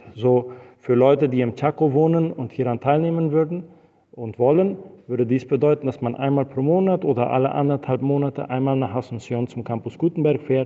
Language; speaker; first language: German; non-native, fluent; Spanish